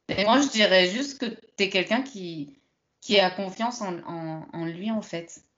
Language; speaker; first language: French; early bilingual, other home language; Spanish